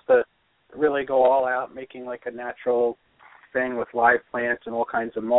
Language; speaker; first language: English; native; English